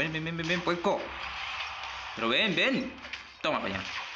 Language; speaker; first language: Spanish; native; Spanish